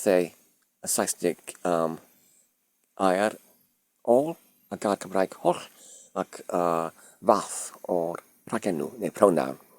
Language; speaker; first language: Welsh; non-native, fluent; English